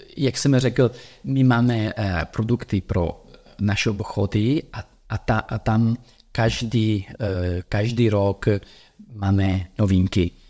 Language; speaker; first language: Czech; non-native, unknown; Italian